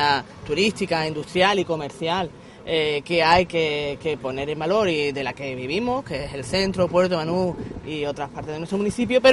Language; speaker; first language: Spanish; native; Spanish